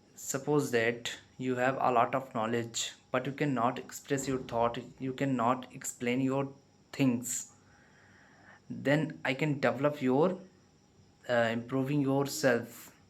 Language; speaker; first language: English; non-native, learner; Hindi